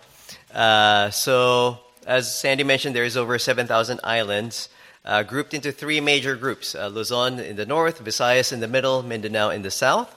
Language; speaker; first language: English; non-native, local second language; Filipino